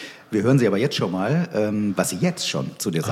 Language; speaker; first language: German; native; German